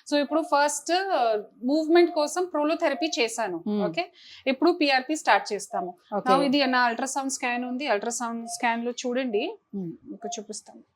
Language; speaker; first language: Telugu; non-native, fluent; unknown